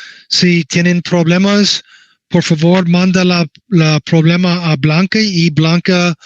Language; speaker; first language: Spanish; non-native, learner; English